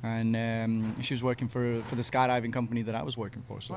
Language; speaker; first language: English; native; English